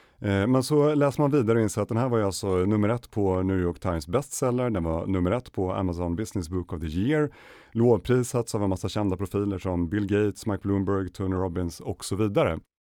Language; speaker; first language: Swedish; native; Swedish